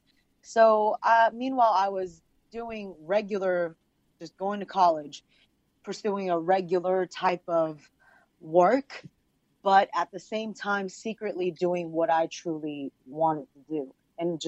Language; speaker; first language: English; early bilingual, other home language; Chinese